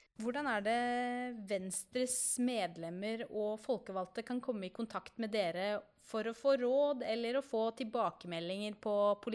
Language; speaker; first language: Norwegian; native; Norwegian